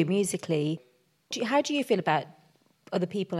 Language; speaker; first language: English; native; English